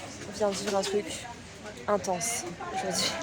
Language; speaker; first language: French; native; French